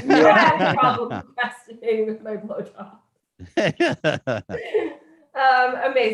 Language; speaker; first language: English; native; English